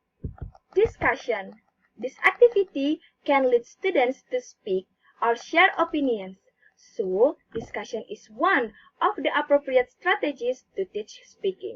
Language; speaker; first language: English; non-native, learner; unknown